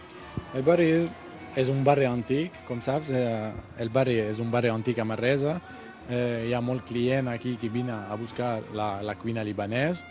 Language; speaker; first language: Catalan; non-native, learner; Arabic